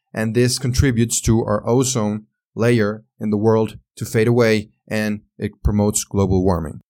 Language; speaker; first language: English; non-native, fluent; Spanish